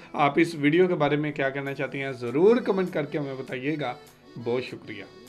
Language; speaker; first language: Urdu; non-native, local second language; Bangla